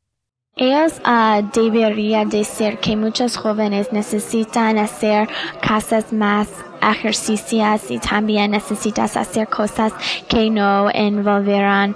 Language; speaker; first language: Spanish; non-native, learner; English